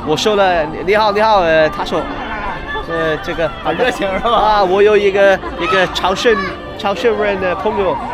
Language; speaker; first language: Chinese; non-native, learner; English